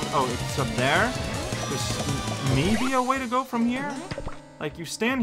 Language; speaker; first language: English; native; English